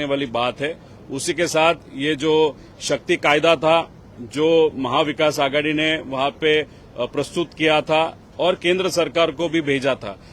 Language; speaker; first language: Hindi; non-native, local second language; Marathi